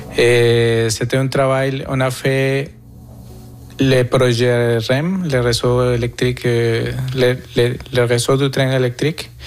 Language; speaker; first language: French; non-native, fluent; Spanish